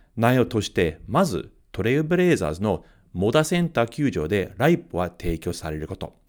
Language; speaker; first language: Japanese; non-native, fluent; English